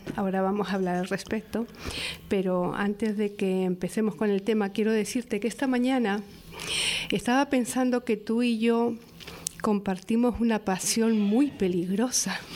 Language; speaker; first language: Spanish; native; Spanish